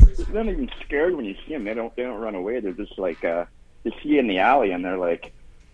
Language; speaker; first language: English; native; English